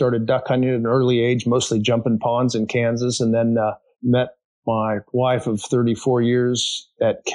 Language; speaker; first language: English; native; English